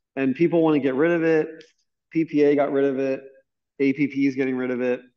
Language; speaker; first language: English; native; English